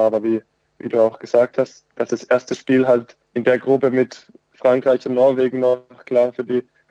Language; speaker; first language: German; native; German